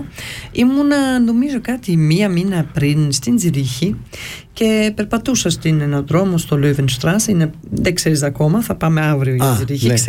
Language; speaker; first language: Greek; early bilingual, heritage; Greek